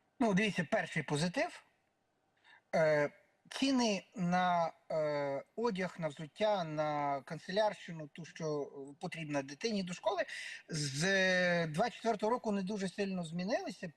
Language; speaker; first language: Ukrainian; native; Ukrainian